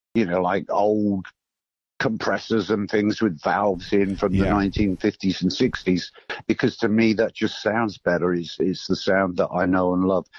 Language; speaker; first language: English; native; English